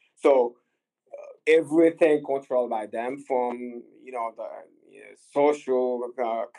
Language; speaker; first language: English; non-native, fluent; Haitian Creole